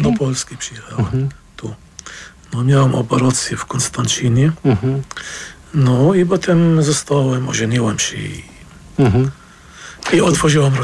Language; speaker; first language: Polish; non-native, fluent; Arabic